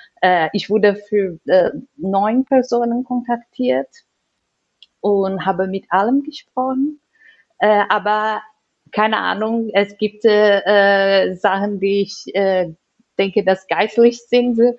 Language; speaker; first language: German; non-native, learner; Portuguese